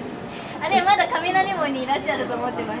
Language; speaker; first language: Japanese; native; Japanese